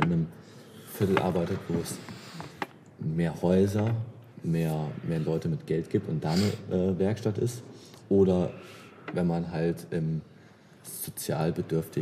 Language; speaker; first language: German; native; German